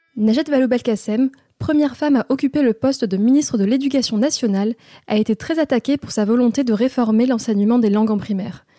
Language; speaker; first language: French; early bilingual, other home language; Arabic